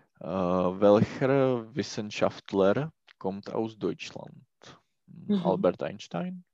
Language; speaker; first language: German; non-native, learner; Czech